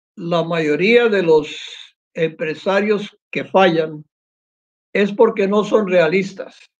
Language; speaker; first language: Spanish; native; Spanish